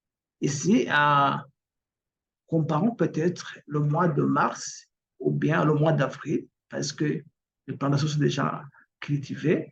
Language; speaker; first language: French; non-native, local second language; Kinyarwanda